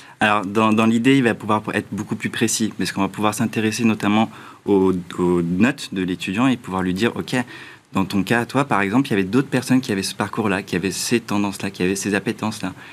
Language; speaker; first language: French; native; French